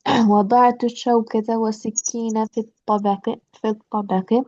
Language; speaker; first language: Arabic; non-native, learner; Albanian